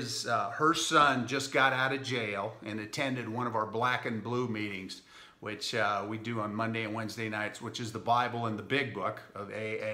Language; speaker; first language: English; native; English